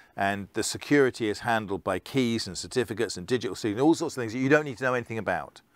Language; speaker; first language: English; native; English